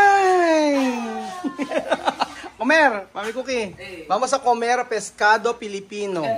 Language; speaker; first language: Spanish; non-native, learner; Filipino